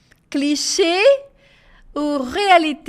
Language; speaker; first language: French; non-native, fluent; Portuguese